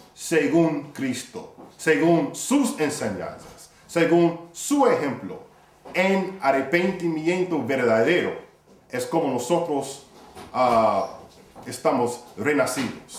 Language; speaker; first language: Spanish; non-native, fluent; English